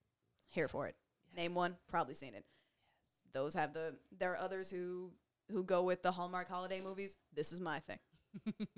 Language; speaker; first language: English; native; English